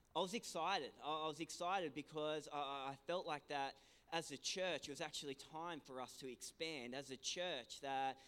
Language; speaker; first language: English; native; English